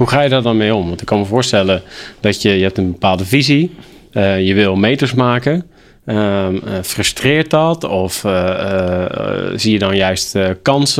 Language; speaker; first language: Dutch; native; Dutch